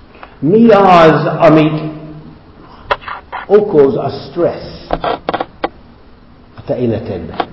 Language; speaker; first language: Hungarian; non-native, fluent; English